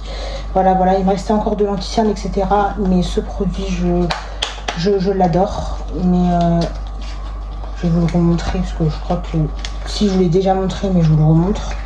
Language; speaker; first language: French; native; French